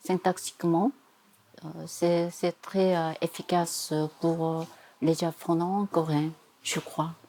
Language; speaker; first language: French; non-native, fluent; Korean